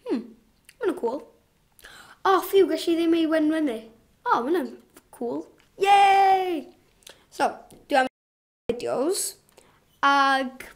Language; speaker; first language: Welsh; non-native, local second language; English